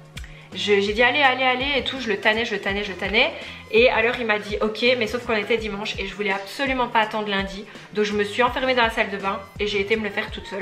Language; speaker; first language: French; native; French